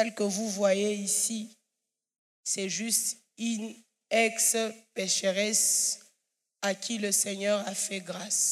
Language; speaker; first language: French; non-native, local second language; Swahili